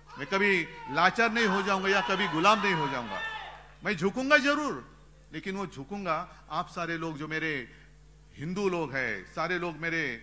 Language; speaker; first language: Hindi; non-native, local second language; Marathi